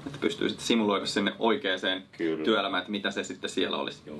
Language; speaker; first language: Finnish; native; Finnish